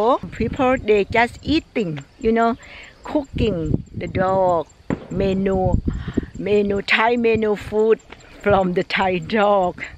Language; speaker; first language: English; non-native, learner; Thai